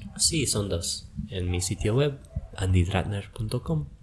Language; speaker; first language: Spanish; non-native, fluent; English